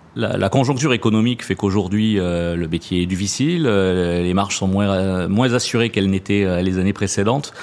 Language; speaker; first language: French; native; French